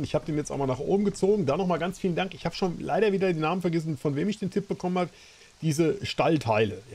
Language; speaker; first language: German; native; German